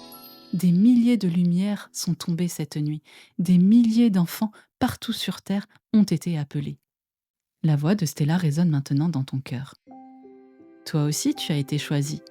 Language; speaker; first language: French; native; French